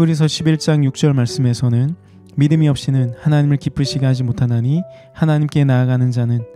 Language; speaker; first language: Korean; native; Korean